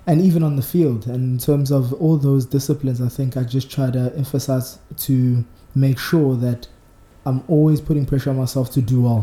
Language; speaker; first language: English; non-native, local second language; Zulu